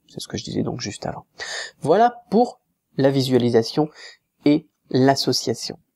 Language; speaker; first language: French; native; French